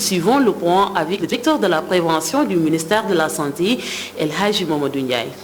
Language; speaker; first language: French; non-native, local second language; Wolof